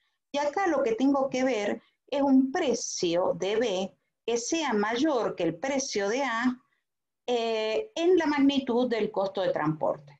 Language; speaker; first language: Spanish; native; Spanish